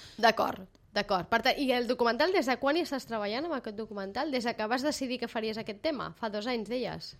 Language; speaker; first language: Catalan; native; Catalan